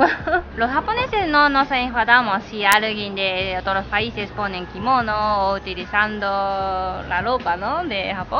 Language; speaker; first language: Spanish; non-native, learner; Japanese